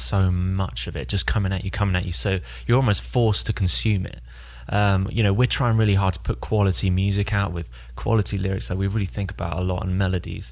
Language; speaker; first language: English; native; English